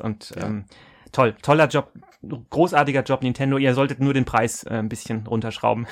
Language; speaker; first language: German; native; German